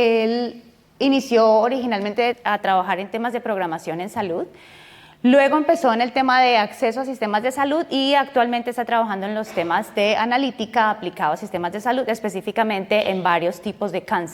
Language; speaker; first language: Spanish; native; Spanish